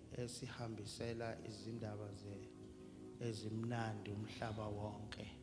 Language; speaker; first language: Zulu; native; Zulu